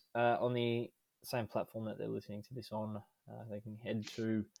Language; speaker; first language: English; native; English